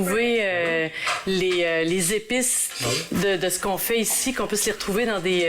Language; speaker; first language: French; native; French